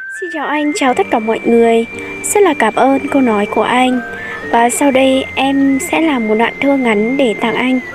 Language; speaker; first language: Vietnamese; non-native, local second language; Hmong